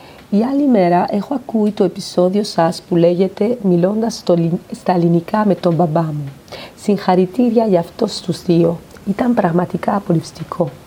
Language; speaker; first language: Greek; non-native, learner; Spanish